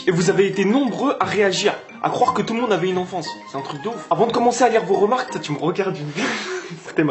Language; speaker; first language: French; native; French